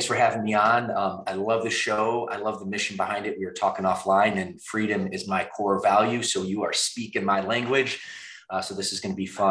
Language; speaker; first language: English; native; English